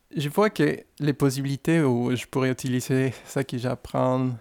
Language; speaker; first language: French; non-native, fluent; Spanish